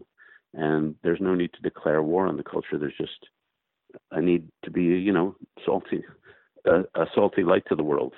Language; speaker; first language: English; native; English